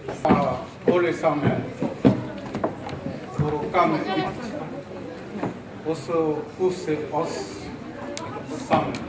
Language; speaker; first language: Swedish; non-native, learner; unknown